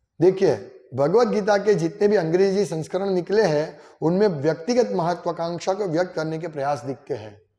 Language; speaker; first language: Hindi; non-native, local second language; Gujarati